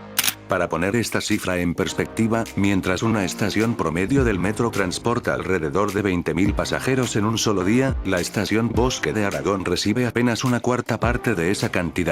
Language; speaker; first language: Spanish; native; Spanish